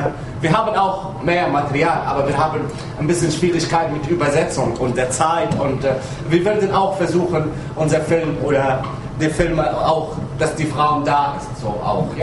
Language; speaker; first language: German; non-native, fluent; Arabic